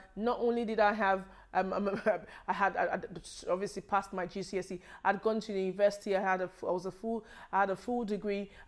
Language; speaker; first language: English; non-native, local second language; Yoruba